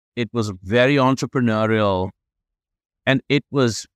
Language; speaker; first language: English; non-native, local second language; Hindi